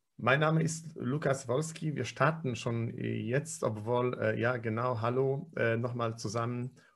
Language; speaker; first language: German; non-native, fluent; Polish